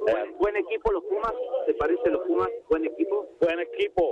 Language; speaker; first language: Spanish; native; Spanish